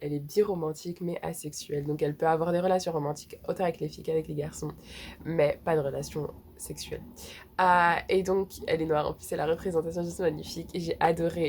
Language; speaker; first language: French; native; French